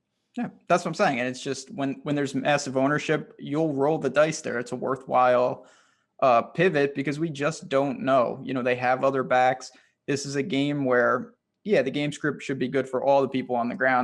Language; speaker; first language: English; native; English